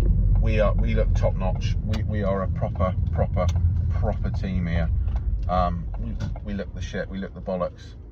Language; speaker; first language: English; native; English